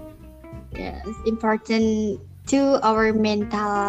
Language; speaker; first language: English; non-native, learner; Indonesian